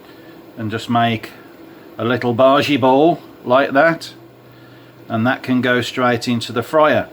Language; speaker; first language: English; native; English